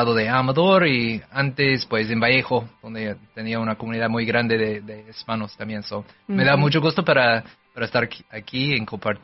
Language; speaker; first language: Spanish; non-native, fluent; English